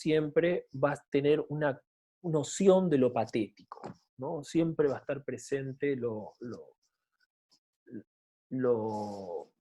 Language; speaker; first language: Spanish; native; Spanish